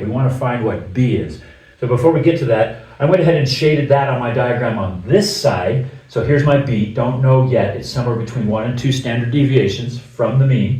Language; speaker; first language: English; native; English